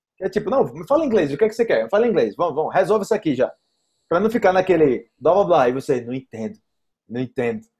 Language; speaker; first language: Portuguese; native; Portuguese